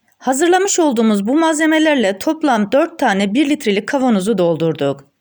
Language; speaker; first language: Turkish; native; Turkish